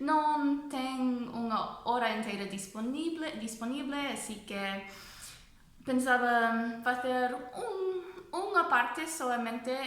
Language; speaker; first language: Portuguese; non-native, fluent; English